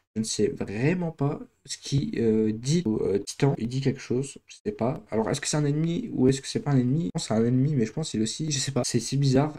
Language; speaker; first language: French; native; French